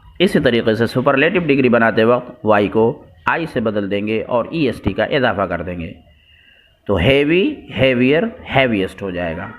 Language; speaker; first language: Urdu; native; Urdu